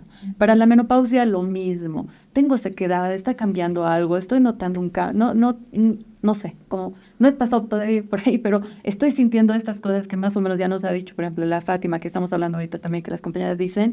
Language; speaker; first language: Spanish; native; Spanish